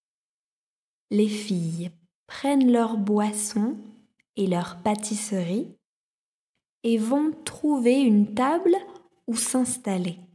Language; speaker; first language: French; native; French